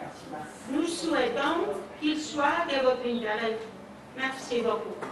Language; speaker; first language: French; non-native, fluent; Spanish